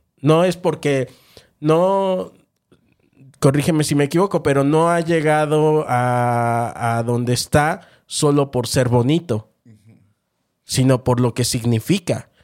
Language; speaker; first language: Spanish; native; Spanish